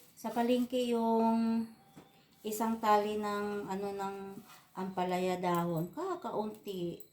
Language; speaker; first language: Filipino; non-native, local second language; Cebuano